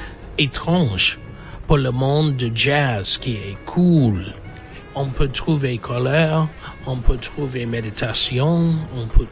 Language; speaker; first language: French; non-native, learner; English